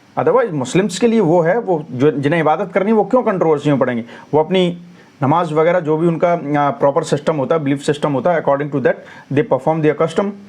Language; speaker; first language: Hindi; native; Hindi